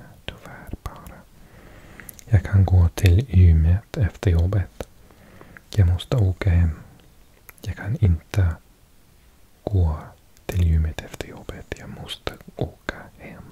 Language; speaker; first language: Swedish; non-native, learner; English